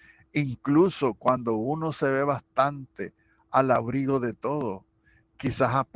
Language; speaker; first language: Spanish; native; Spanish